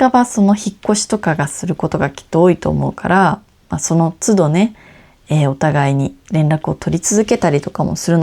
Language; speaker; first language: Japanese; native; Japanese